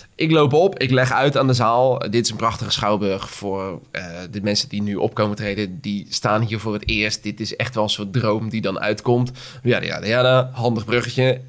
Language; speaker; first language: Dutch; native; Dutch